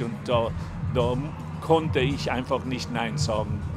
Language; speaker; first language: German; non-native, local second language; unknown